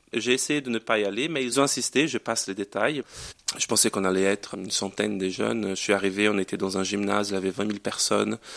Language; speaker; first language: French; non-native, fluent; Portuguese